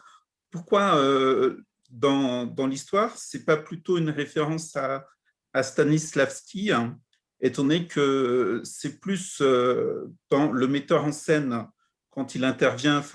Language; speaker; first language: French; native; French